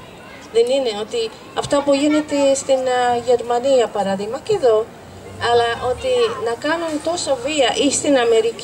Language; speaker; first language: Greek; non-native, fluent; Arabic